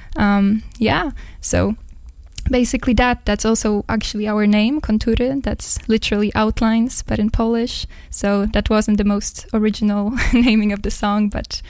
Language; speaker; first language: English; non-native, fluent; Polish